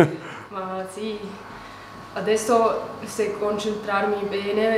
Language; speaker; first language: Italian; non-native, learner; German